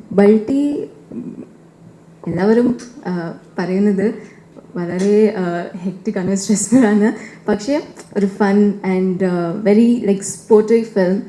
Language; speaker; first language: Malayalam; non-native, learner; Tamil